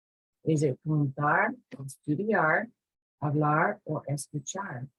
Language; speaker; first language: Spanish; non-native, fluent; English